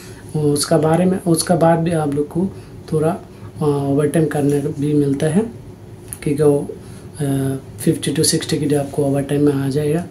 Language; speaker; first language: Hindi; non-native, fluent; Bangla